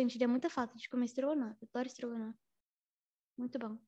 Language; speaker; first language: Portuguese; native; Portuguese